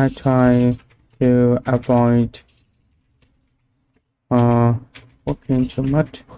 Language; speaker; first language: English; non-native, learner; Vietnamese